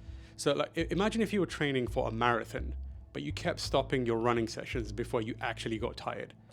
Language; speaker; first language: English; native; English